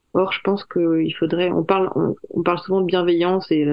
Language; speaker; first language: French; native; French